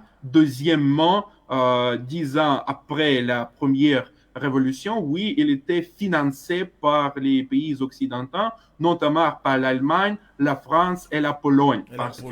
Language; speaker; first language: French; non-native, fluent; Russian